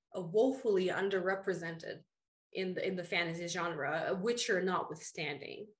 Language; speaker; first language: English; early bilingual, other home language; Russian